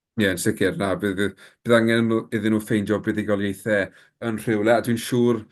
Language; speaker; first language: Welsh; native; Welsh